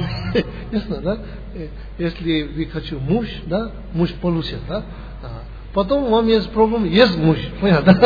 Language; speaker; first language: Russian; non-native, learner; Tibetan